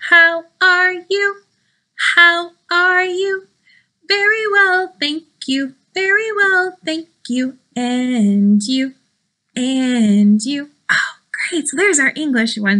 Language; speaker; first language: English; early bilingual, other home language; Spanish